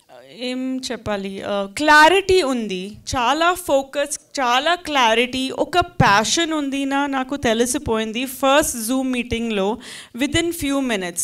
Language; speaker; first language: Telugu; non-native, fluent; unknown